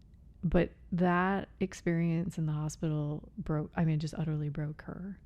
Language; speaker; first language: English; native; English